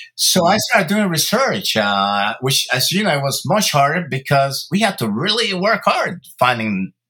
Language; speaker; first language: English; early bilingual, other home language; Spanish